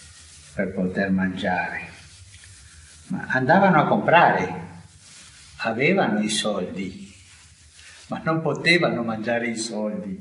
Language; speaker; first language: Italian; non-native, fluent; Spanish